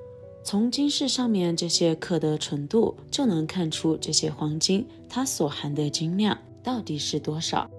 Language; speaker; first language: Chinese; native; Chinese